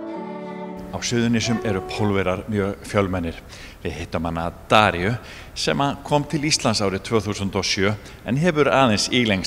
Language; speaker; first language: Icelandic; native; Icelandic